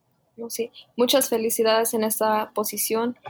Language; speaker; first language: Spanish; early bilingual, heritage; Spanish